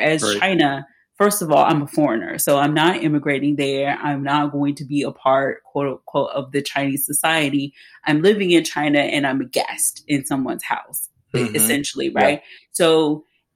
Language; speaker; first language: English; native; English